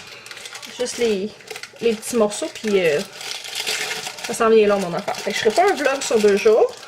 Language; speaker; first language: French; native; French